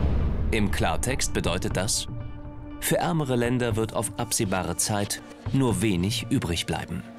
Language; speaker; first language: German; native; German